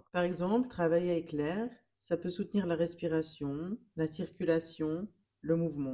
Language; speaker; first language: French; native; French